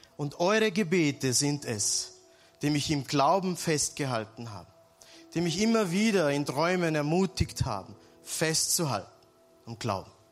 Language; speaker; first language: German; early bilingual, other home language; Serbian